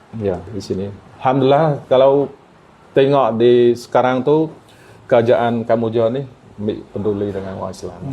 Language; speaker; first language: Malay; non-native, fluent; Eastern Cham